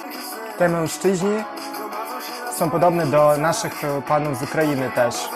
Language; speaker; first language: Polish; non-native, learner; Ukrainian